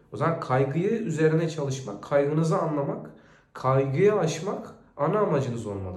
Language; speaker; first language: Turkish; native; Turkish